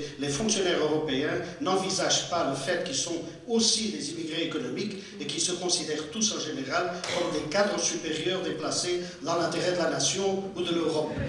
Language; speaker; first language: French; non-native, fluent; Portuguese